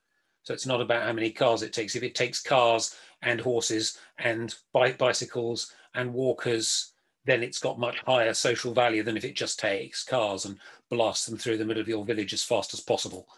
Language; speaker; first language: English; native; English